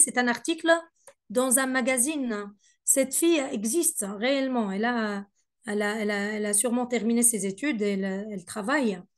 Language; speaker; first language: French; non-native, fluent; Arabic